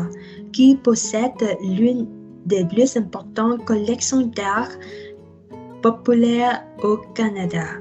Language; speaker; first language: French; non-native, learner; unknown